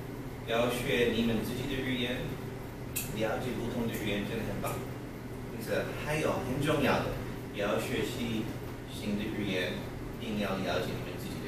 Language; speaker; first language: Chinese; non-native, learner; English